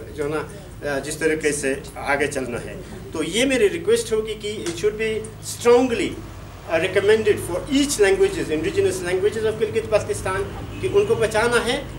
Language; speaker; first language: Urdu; non-native, local second language; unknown